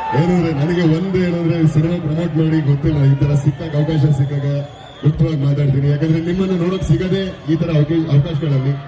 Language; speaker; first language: Kannada; native; Kannada